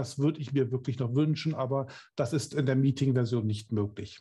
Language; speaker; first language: German; native; German